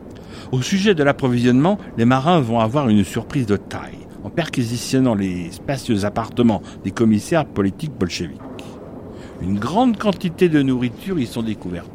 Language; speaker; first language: French; native; French